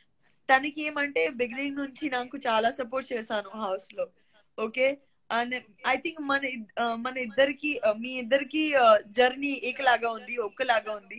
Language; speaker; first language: Telugu; non-native, learner; Gujarati